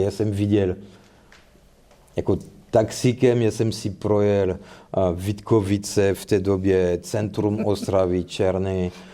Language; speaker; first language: Czech; non-native, fluent; French